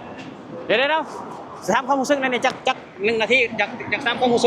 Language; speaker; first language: Thai; non-native, local second language; Lao